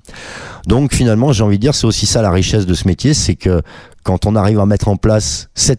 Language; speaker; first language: French; native; French